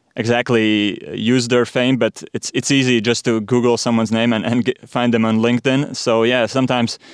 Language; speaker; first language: English; non-native, fluent; Latvian